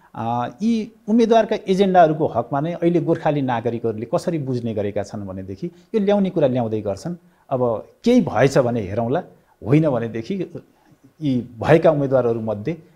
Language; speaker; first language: Nepali; native; Nepali